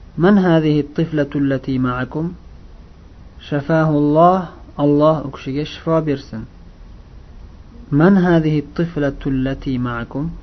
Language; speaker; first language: Arabic; non-native, fluent; Uzbek